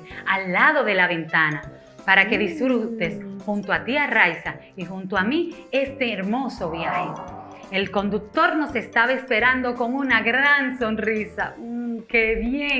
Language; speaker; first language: Spanish; native; Spanish